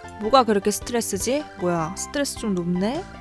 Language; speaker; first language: Korean; native; Korean